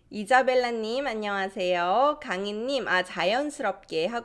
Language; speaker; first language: Korean; non-native, fluent; English